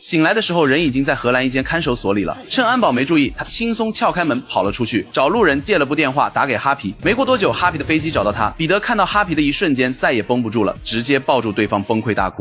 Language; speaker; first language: Chinese; native; Chinese